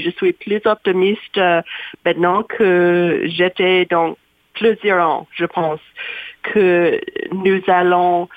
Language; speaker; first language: French; non-native, learner; English